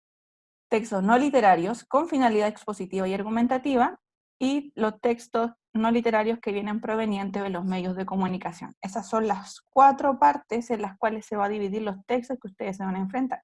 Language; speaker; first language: Spanish; native; Spanish